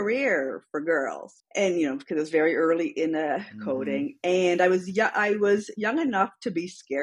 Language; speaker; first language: English; native; English